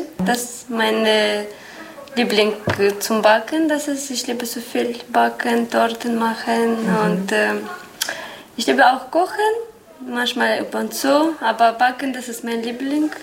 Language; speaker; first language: German; non-native, learner; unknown